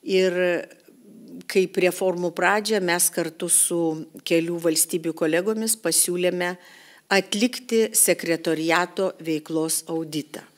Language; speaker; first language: Lithuanian; native; Lithuanian